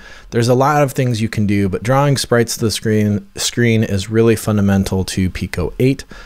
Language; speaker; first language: English; native; English